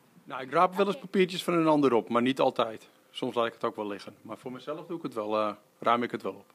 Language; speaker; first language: Dutch; native; Dutch